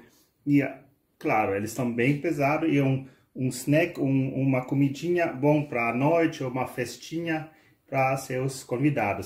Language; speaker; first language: Portuguese; non-native, fluent; German